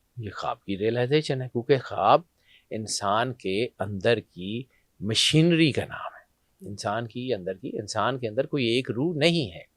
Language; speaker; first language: Urdu; non-native, local second language; Punjabi